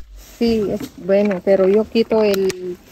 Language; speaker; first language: Spanish; non-native, learner; Filipino